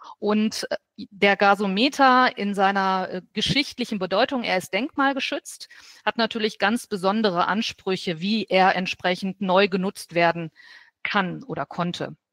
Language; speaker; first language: German; native; German